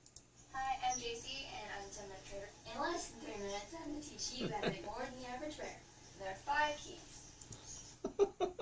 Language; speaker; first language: English; native; English